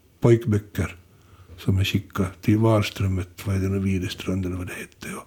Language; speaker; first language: Swedish; native; Swedish